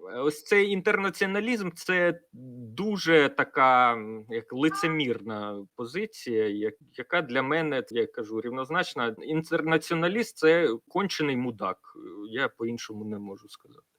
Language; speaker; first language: Ukrainian; non-native, local second language; Russian